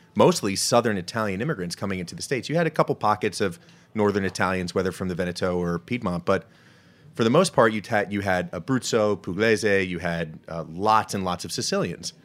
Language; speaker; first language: English; native; English